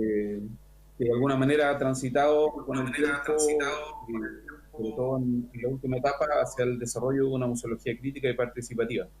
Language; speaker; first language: Spanish; native; Spanish